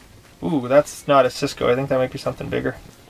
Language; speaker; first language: English; native; English